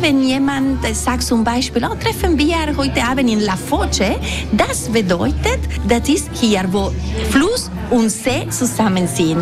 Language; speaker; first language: German; non-native, local second language; Italian